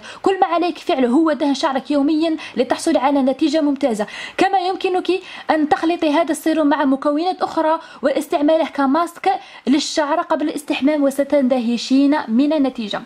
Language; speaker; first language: Arabic; native; Arabic